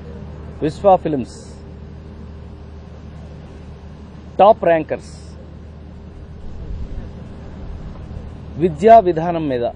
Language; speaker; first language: Telugu; native; Telugu